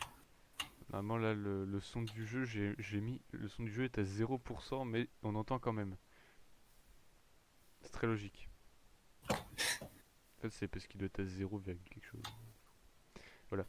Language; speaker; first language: French; native; French